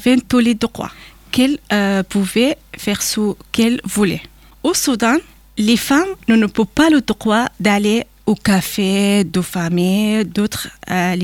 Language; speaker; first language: French; non-native, learner; Arabic